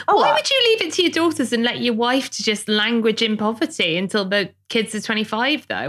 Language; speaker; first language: English; native; English